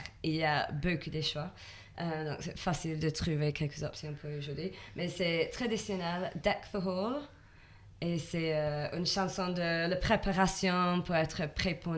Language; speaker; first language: French; non-native, learner; English